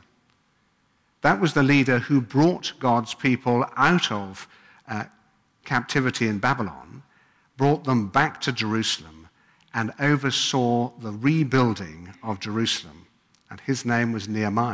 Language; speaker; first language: English; native; English